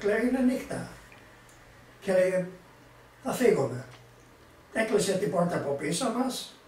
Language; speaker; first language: Greek; early bilingual, heritage; Greek